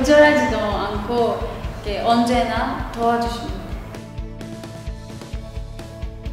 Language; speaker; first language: Korean; non-native, fluent; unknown